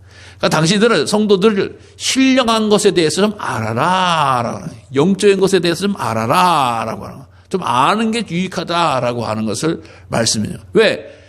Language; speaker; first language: Korean; native; Korean